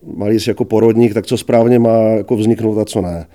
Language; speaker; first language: Czech; native; Czech